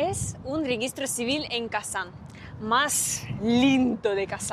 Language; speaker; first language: Spanish; non-native, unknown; Russian